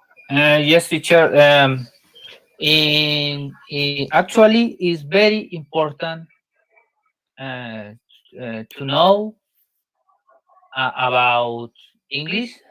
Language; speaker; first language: English; non-native, learner; Spanish